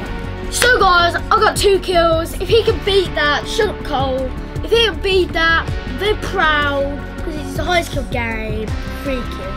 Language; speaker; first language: English; native; English